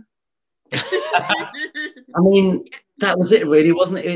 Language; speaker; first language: English; native; English